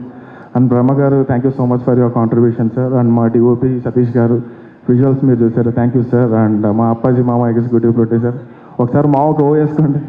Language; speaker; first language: Telugu; native; Telugu